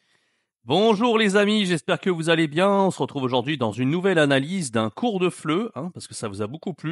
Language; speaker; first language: French; native; French